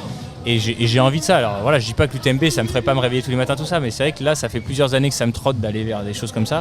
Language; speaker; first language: French; native; French